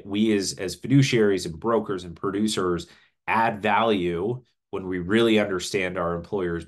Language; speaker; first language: English; native; English